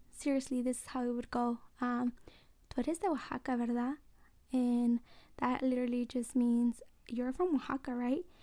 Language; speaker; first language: English; early bilingual, other home language; Mixtepec Mixtec